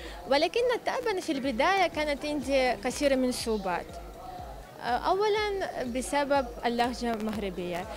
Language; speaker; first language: Arabic; non-native, fluent; Ukrainian